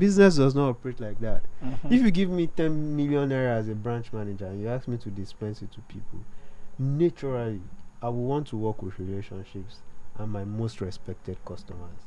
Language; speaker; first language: English; non-native, local second language; Yoruba